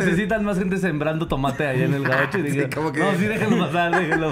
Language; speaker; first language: Spanish; native; Spanish